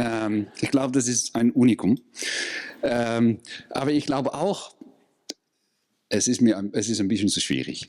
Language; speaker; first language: German; non-native, fluent; Dutch